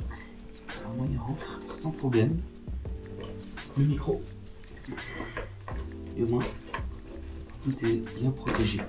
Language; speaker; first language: French; native; French